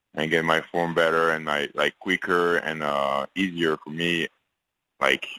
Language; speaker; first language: English; non-native, fluent; French